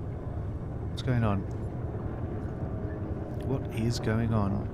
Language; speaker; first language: English; native; English